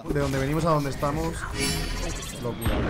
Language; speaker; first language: Spanish; native; Spanish